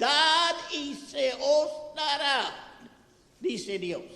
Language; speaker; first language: Spanish; non-native, fluent; English